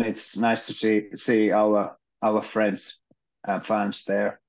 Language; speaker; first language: English; non-native, learner; Finnish